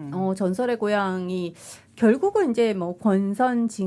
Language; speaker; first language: Korean; native; Korean